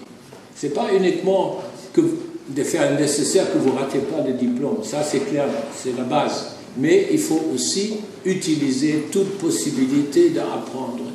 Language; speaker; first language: French; non-native, fluent; German